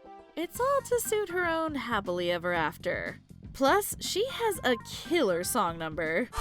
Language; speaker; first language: English; native; English